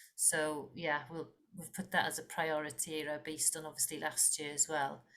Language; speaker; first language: English; non-native, local second language; Welsh